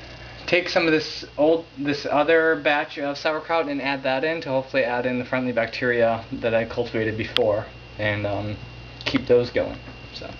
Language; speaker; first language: English; native; English